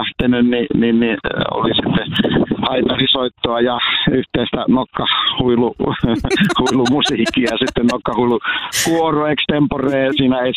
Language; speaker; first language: Finnish; native; Finnish